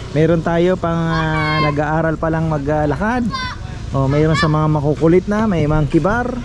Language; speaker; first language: Filipino; native; Filipino